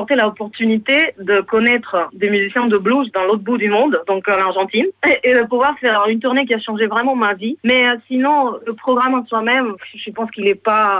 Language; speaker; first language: French; non-native, fluent; Spanish